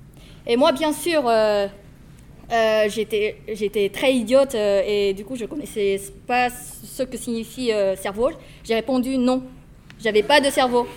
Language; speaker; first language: French; non-native, fluent; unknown